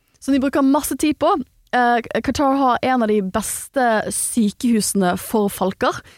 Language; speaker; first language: Norwegian; native; Norwegian